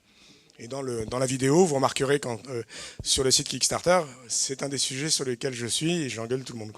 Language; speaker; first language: French; native; French